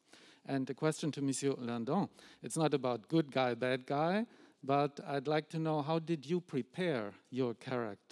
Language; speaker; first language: English; non-native, fluent; German